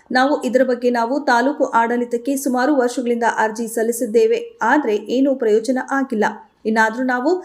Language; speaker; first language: Kannada; native; Kannada